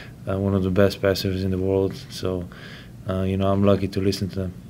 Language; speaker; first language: English; non-native, fluent; Slovenian